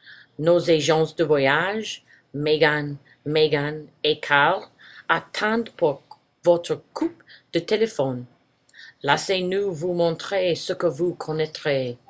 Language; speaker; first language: French; non-native, learner; English